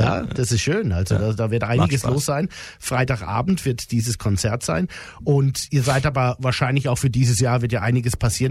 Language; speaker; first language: German; native; German